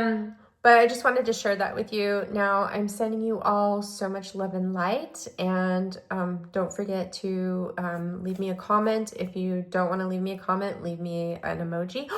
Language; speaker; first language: English; native; English